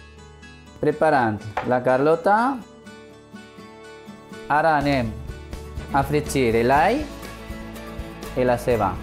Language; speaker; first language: Catalan; non-native, fluent; Arabic